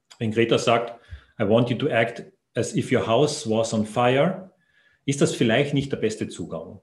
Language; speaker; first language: German; native; German